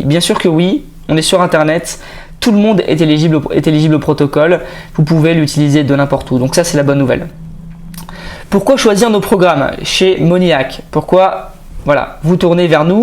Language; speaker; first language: French; native; French